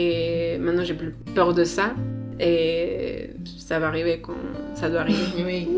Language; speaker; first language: French; non-native, learner; Spanish